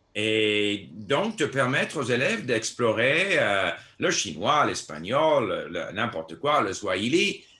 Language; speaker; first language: French; non-native, fluent; English